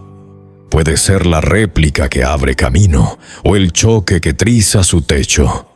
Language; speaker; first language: Spanish; native; Spanish